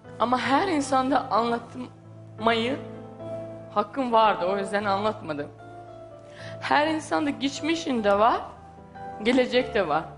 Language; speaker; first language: Turkish; non-native, learner; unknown